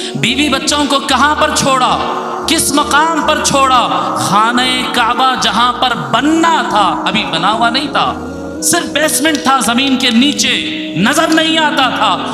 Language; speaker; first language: Urdu; native; Urdu